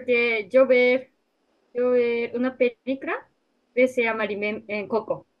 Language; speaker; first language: Spanish; non-native, learner; Japanese